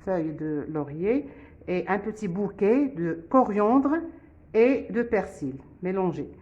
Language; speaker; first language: French; non-native, local second language; Arabic